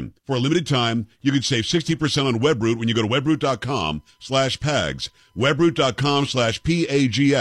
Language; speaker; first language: English; native; English